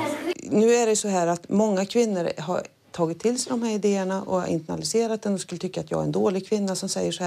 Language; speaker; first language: Swedish; native; Swedish